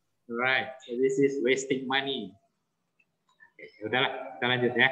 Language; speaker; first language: English; non-native, fluent; Indonesian